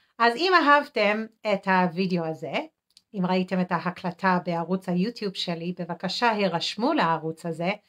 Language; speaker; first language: Hebrew; native; Hebrew